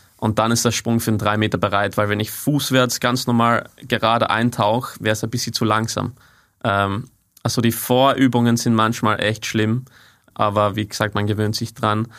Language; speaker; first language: German; non-native, fluent; English